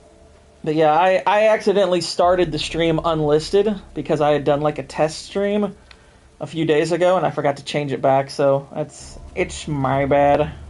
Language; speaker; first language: English; native; English